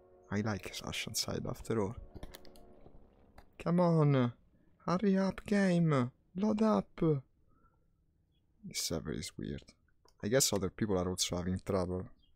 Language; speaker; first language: English; non-native, fluent; Italian